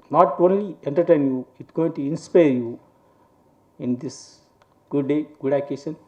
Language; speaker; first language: English; non-native, local second language; Tamil